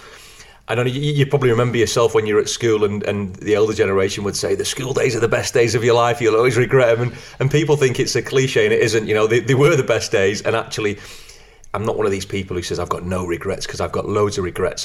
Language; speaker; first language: English; native; English